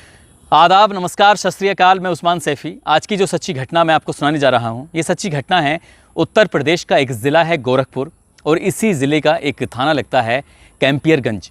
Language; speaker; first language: Hindi; native; Hindi